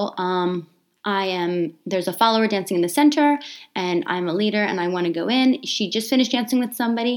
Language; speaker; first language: English; native; English